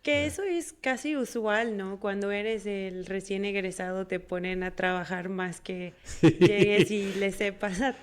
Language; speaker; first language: Spanish; native; Spanish